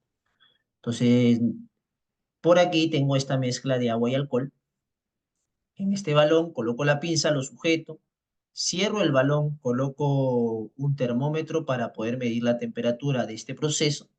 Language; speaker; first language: Spanish; native; Spanish